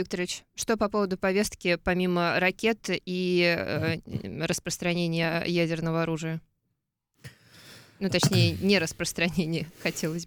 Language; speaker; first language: Russian; native; Russian